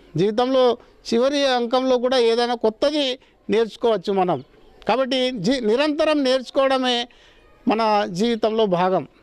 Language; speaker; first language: Telugu; non-native, local second language; Gondi